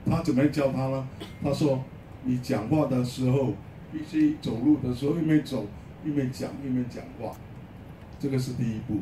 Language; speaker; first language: Chinese; native; Chinese